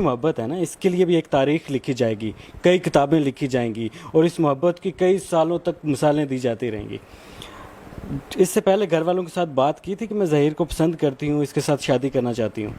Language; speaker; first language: Urdu; native; Urdu